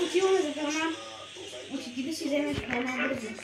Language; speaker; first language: Bulgarian; native; Bulgarian